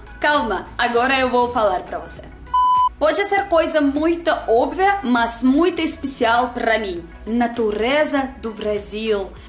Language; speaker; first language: Portuguese; non-native, learner; Russian